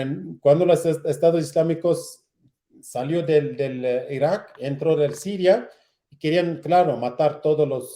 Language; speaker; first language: Spanish; non-native, learner; Kurdish